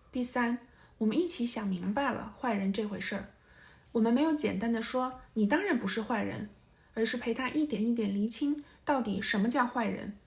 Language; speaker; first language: Chinese; native; Chinese